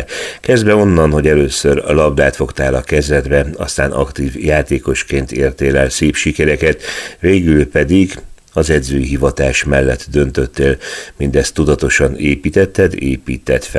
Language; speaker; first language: Hungarian; native; Hungarian